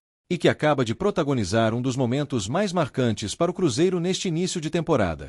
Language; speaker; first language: Portuguese; native; Portuguese